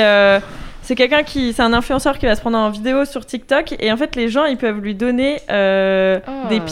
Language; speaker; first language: French; native; French